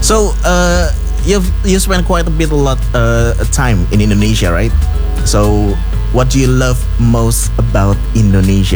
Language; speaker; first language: English; non-native, fluent; Indonesian